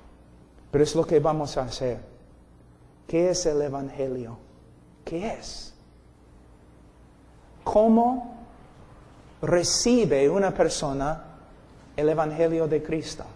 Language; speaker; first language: Spanish; non-native, fluent; English